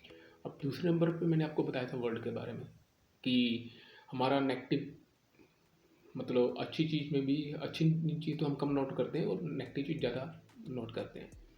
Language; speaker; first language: Hindi; non-native, local second language; Punjabi